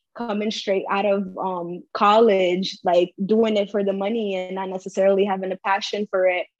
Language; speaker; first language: English; early bilingual, heritage; English